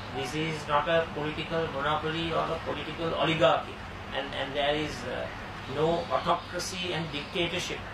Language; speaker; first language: English; non-native, local second language; Sinhala